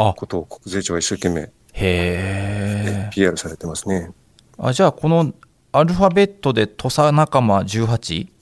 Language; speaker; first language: Japanese; native; Japanese